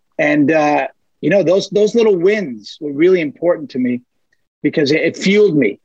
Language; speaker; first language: English; early bilingual, other home language; Spanish